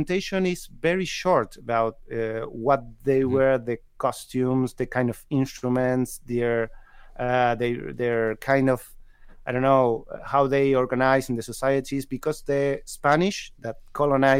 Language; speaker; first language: English; non-native, fluent; Spanish